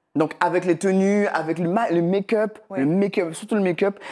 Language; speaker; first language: French; native; French